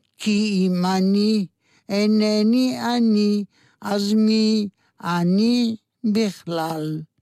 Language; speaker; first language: Hebrew; non-native, fluent; Yiddish